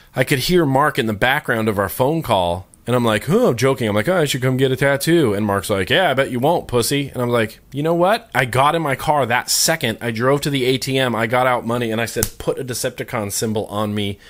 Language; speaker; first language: English; native; English